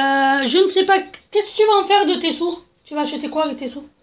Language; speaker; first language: French; native; French